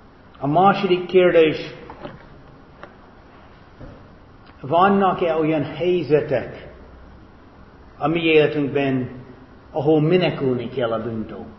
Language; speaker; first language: Hungarian; non-native, fluent; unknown